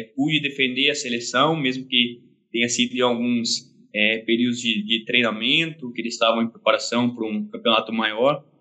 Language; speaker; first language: Portuguese; native; Portuguese